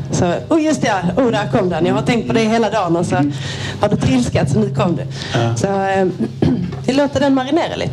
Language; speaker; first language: Swedish; native; Swedish